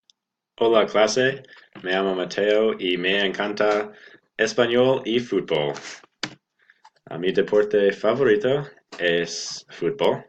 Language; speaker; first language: Spanish; non-native, learner; English